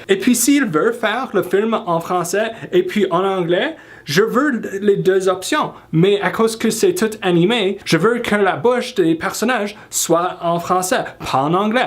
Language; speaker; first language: French; non-native, fluent; English